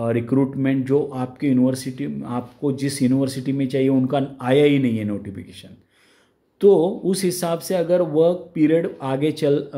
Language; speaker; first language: Hindi; non-native, local second language; Marathi